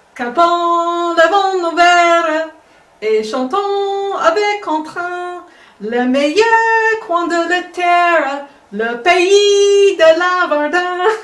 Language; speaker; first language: French; non-native, fluent; English